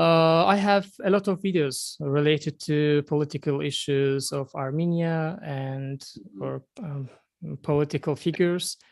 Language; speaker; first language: English; non-native, learner; Azerbaijani